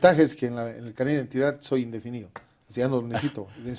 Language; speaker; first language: Spanish; native; Spanish